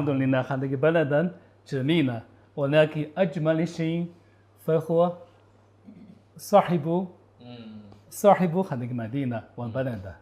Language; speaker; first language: Arabic; non-native, learner; Chinese